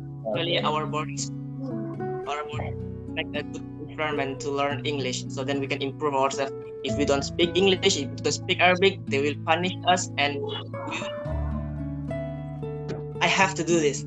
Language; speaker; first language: English; non-native, fluent; Indonesian